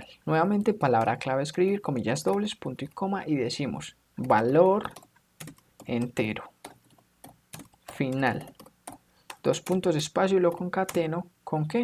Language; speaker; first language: Spanish; native; Spanish